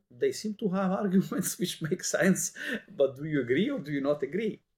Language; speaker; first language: English; non-native, fluent; Italian